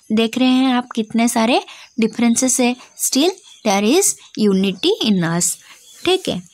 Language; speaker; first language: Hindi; non-native, local second language; Odia